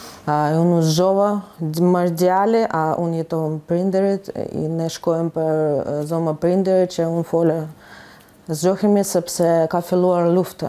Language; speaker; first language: Albanian; non-native, learner; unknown